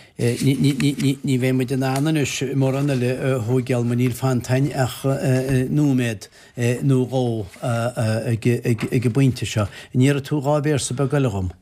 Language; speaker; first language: Irish; native; Irish